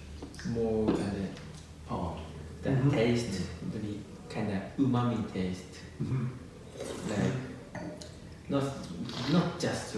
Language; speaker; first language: English; non-native, learner; Japanese